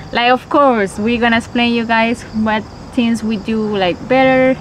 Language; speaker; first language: English; non-native, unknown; Spanish